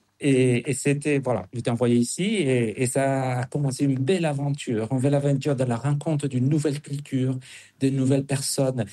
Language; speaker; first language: French; non-native, fluent; Spanish